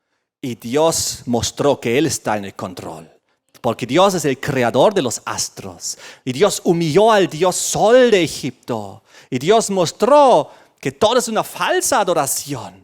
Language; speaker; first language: Spanish; native; Spanish